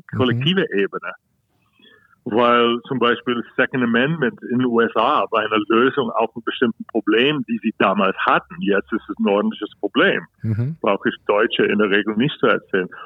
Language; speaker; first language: German; non-native, fluent; English